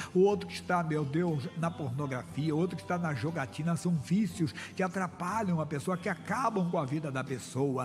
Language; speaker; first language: Portuguese; native; Portuguese